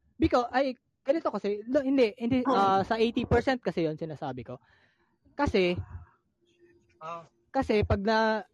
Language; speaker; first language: Filipino; non-native, local second language; Cebuano